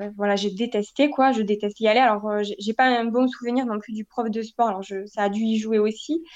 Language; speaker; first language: French; native; French